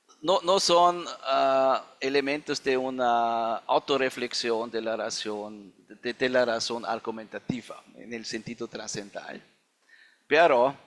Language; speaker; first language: Spanish; non-native, fluent; German